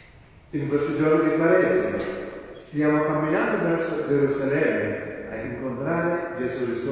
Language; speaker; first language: Italian; non-native, fluent; Malayalam